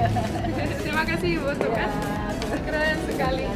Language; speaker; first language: Indonesian; non-native, fluent; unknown